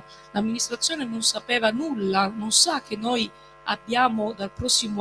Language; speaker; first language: Italian; native; Italian